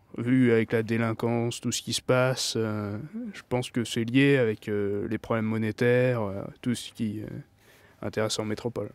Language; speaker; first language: French; native; French